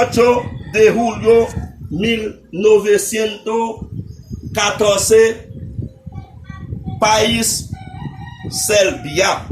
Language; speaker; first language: Spanish; non-native, learner; Haitian Creole